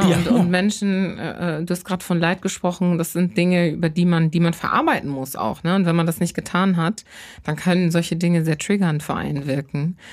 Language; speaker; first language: German; early bilingual, other home language; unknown